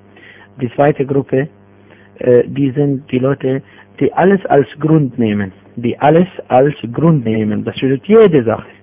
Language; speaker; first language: German; non-native, fluent; Arabic